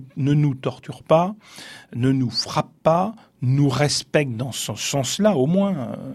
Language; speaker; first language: French; native; French